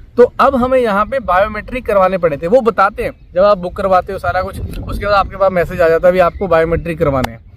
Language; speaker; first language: Hindi; non-native, local second language; Punjabi